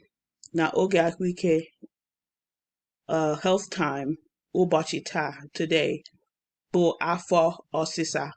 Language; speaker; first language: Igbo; non-native, learner; English